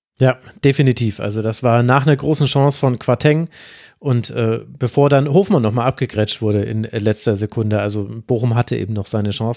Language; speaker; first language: German; native; German